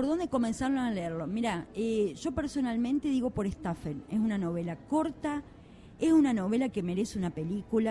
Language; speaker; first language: Spanish; native; Spanish